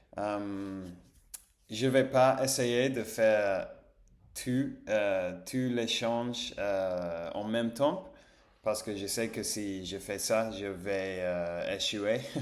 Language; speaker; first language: French; non-native, fluent; Spanish